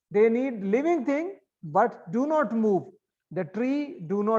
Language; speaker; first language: English; non-native, learner; Arabic